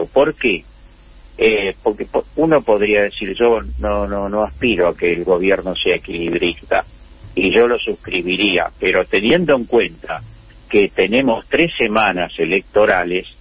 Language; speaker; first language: Spanish; native; Spanish